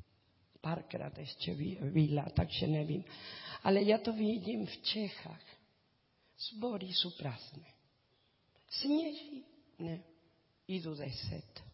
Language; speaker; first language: Czech; non-native, learner; Spanish